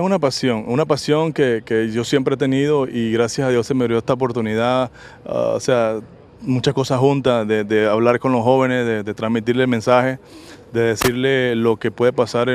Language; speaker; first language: Spanish; native; Spanish